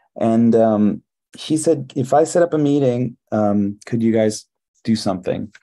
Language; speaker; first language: English; early bilingual, other home language; Hebrew